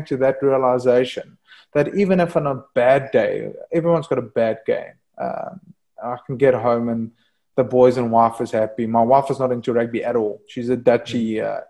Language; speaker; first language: English; non-native, local second language; Afrikaans